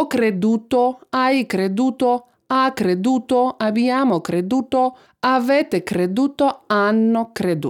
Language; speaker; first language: Italian; non-native, fluent; Russian